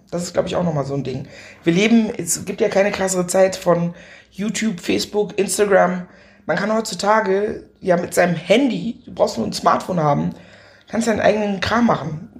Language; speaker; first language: German; early bilingual, other home language; Akan